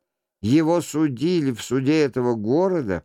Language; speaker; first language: Russian; native; Russian